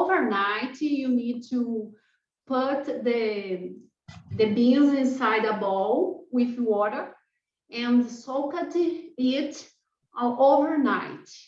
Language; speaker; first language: English; non-native, learner; Portuguese